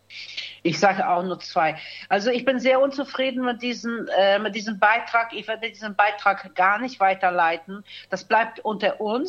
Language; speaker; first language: German; native; German